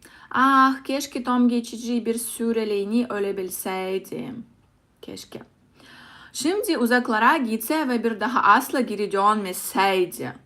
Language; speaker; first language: Turkish; non-native, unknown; Russian